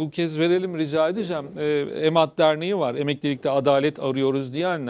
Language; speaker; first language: Turkish; native; Turkish